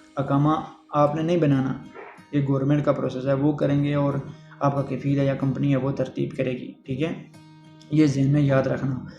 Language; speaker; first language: Urdu; non-native, local second language; Punjabi